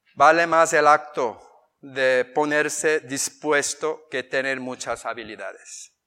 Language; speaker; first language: Spanish; non-native, fluent; Korean